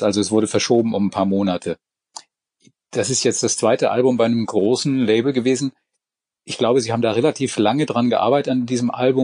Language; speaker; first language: German; native; German